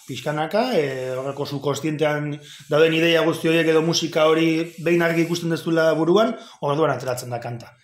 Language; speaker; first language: Basque; non-native, local second language; Spanish